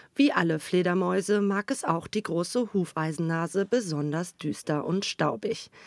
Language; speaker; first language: German; native; German